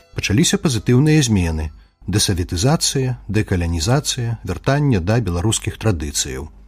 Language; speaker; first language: Belarusian; native; Belarusian